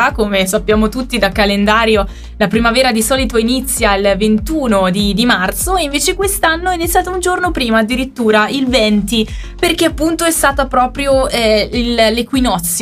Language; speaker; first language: Italian; native; Italian